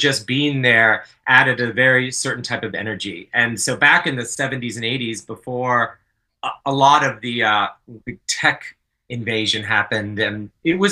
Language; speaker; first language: English; native; English